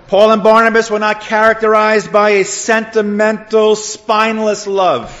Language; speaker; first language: English; native; English